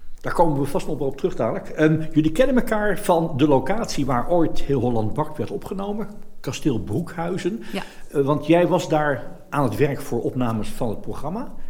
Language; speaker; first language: Dutch; native; Dutch